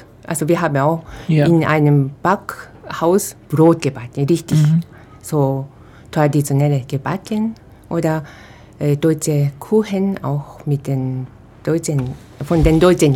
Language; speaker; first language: German; non-native, fluent; Japanese